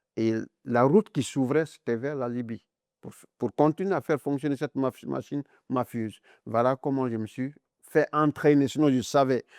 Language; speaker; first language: French; non-native, local second language; Mandingo